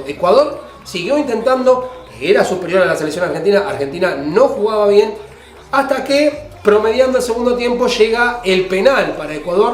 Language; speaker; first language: Spanish; native; Spanish